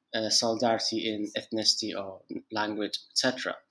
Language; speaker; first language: English; non-native, fluent; Arabic